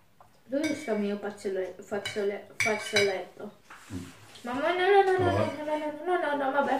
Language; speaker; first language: Italian; non-native, learner; Filipino